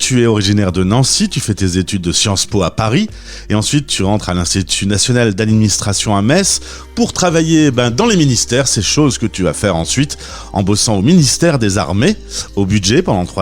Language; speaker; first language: French; native; French